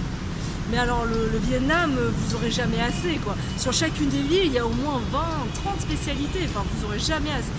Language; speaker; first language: French; native; French